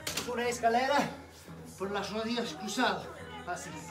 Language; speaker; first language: Spanish; non-native, learner; English